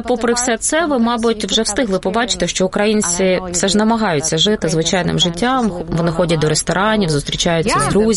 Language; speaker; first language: Ukrainian; native; Ukrainian